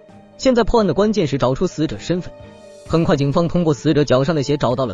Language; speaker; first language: Chinese; native; Chinese